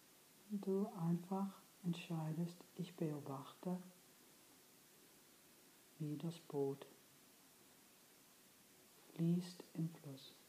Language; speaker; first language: German; non-native, fluent; English